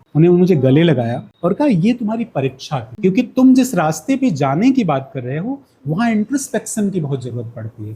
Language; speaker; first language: Hindi; native; Hindi